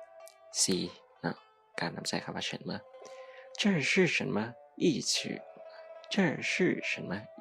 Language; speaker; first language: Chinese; non-native, fluent; Lao